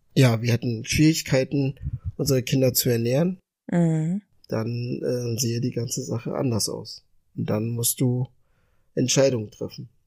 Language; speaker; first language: German; early bilingual, other home language; Ga